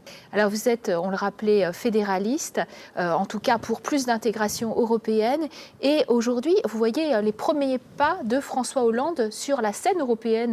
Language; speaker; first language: French; native; French